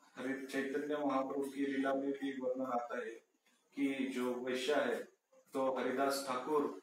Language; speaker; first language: Hindi; non-native, local second language; Marathi